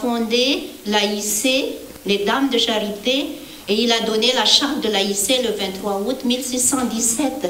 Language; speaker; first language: French; non-native, local second language; Malagasy